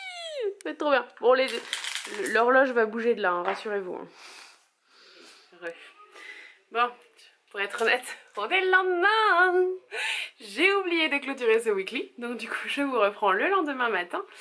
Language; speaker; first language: French; native; French